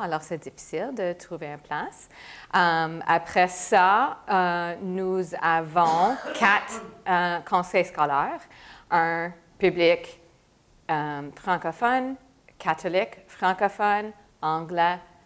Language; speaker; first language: French; non-native, fluent; English